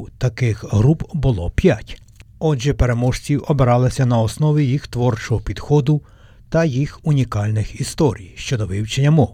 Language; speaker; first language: Ukrainian; native; Ukrainian